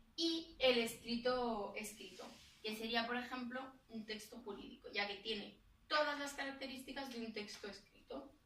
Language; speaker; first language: Spanish; native; Spanish